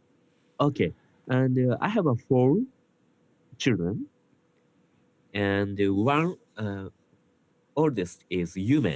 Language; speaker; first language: English; non-native, learner; Japanese